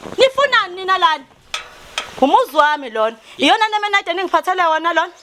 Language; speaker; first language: Zulu; native; Zulu